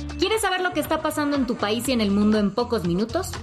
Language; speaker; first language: Spanish; native; Spanish